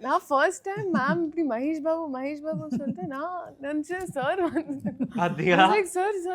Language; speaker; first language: Tamil; non-native, learner; Telugu